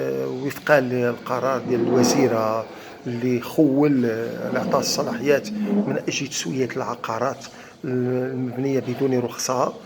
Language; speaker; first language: Arabic; native; Arabic